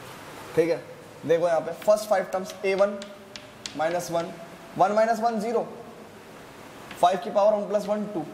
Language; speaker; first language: Hindi; native; Hindi